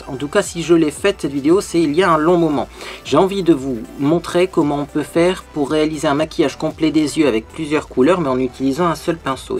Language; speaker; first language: French; native; French